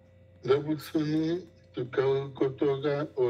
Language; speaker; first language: Japanese; non-native, learner; Spanish